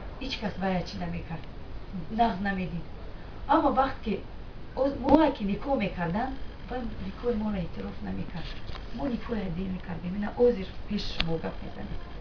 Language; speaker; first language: Tajik; non-native, local second language; Shughni